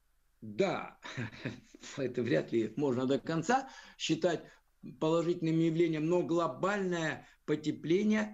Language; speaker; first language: Russian; native; Russian